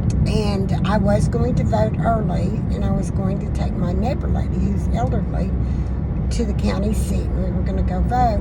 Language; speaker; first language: English; native; English